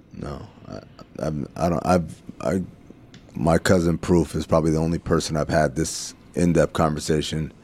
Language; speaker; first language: English; early bilingual, other home language; Arabic